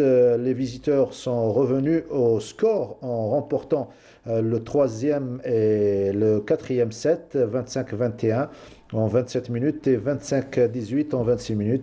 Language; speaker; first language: French; non-native, local second language; Arabic